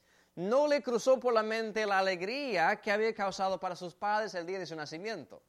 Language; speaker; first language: Spanish; native; Spanish